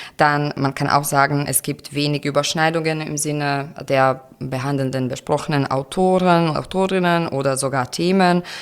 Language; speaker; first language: German; non-native, fluent; Croatian